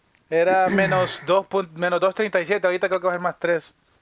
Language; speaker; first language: Spanish; early bilingual, heritage; Spanish